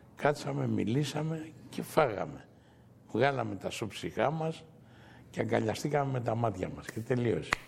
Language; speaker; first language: Greek; native; Greek